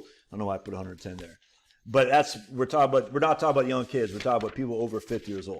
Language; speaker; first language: English; native; English